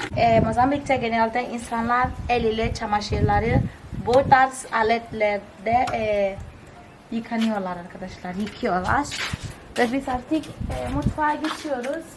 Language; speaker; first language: Turkish; non-native, fluent; Portuguese